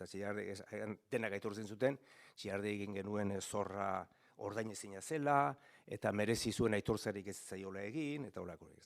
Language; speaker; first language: Basque; native; Basque